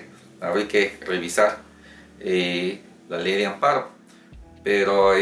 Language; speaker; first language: Spanish; native; Spanish